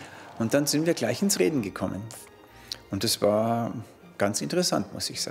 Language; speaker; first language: German; native; German